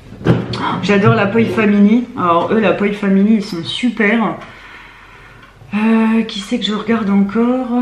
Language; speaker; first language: French; native; French